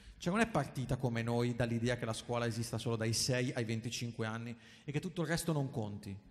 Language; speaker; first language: Italian; native; Italian